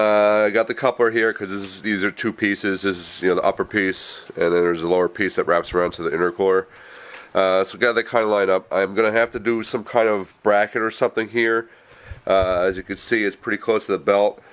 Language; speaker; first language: English; native; English